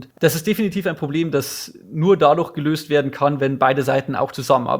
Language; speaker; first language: German; native; German